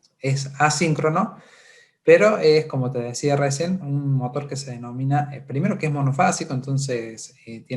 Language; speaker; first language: Spanish; native; Spanish